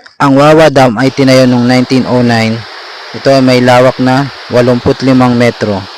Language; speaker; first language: Filipino; native; Filipino